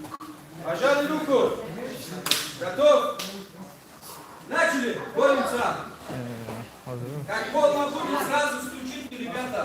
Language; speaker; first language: Russian; native; Russian